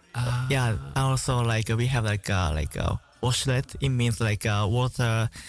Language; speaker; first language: English; non-native, learner; Japanese